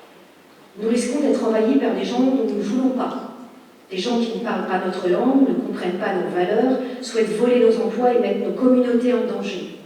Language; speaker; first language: French; native; French